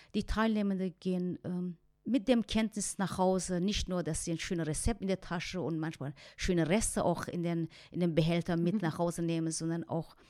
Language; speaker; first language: German; non-native, fluent; Persian